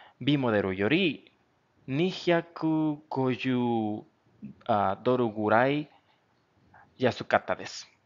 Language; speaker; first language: Japanese; non-native, learner; Spanish